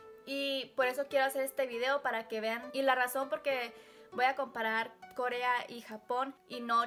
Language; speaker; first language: Spanish; early bilingual, heritage; Spanish